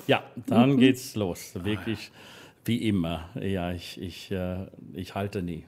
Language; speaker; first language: German; non-native, learner; English